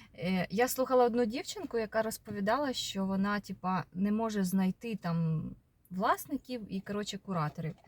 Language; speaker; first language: Ukrainian; non-native, local second language; Russian